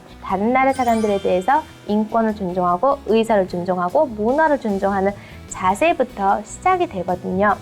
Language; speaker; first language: Korean; non-native, fluent; Mongolian